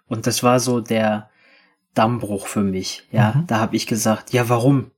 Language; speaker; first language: German; native; German